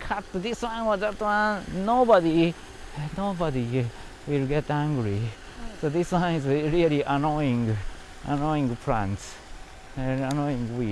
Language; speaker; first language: English; non-native, learner; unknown